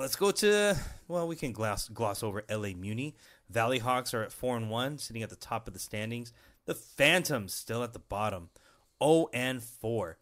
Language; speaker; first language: English; native; English